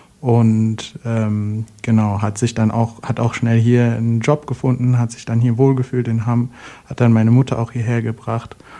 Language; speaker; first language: German; native; German